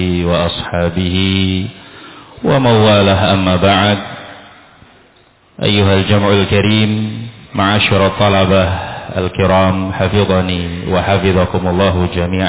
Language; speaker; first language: Arabic; non-native, fluent; Indonesian